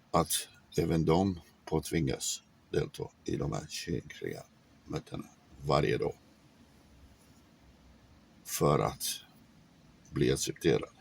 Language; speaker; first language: Swedish; non-native, fluent; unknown